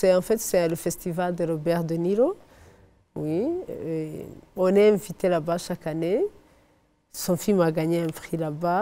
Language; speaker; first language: French; non-native, fluent; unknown